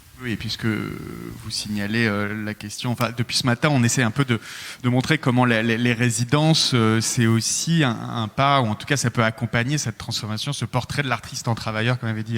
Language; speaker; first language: French; native; French